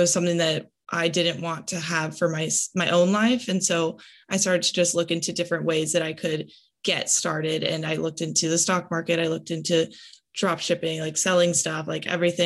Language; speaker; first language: English; native; English